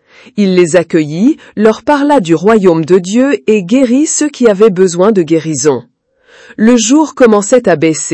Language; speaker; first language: French; native; French